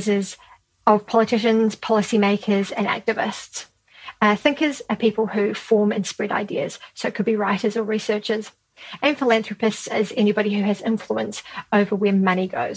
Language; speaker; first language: English; native; English